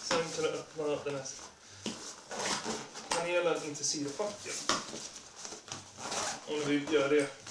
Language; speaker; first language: Swedish; non-native, local second language; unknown